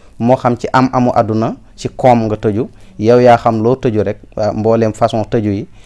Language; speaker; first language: Wolof; non-native, local second language; Fula